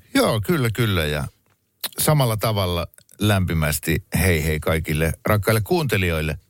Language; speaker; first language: Finnish; native; Finnish